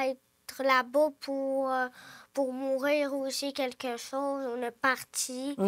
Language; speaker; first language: French; early bilingual, other home language; Ukrainian